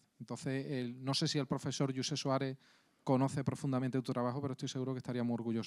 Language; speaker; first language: Spanish; native; Spanish